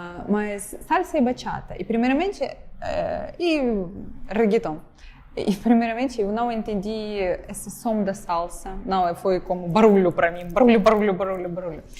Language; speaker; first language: Portuguese; non-native, fluent; Ukrainian